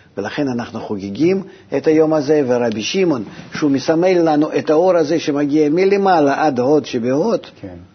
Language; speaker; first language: Hebrew; non-native, fluent; Russian